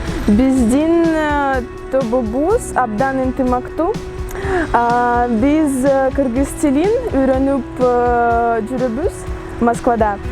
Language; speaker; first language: Kyrgyz; non-native, learner; Russian